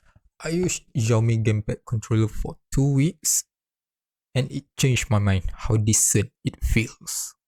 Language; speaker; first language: English; non-native, fluent; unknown